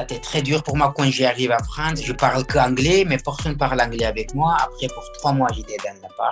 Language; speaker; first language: French; non-native, learner; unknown